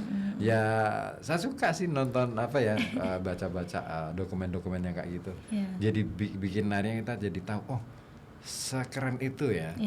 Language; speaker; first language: Indonesian; native; Indonesian